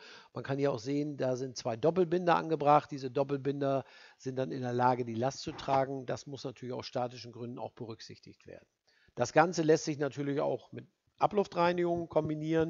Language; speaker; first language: German; native; German